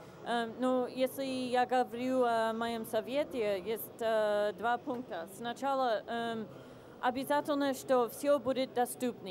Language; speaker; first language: Russian; non-native, fluent; English